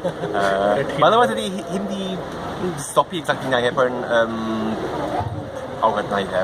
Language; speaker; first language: Marathi; non-native, learner; English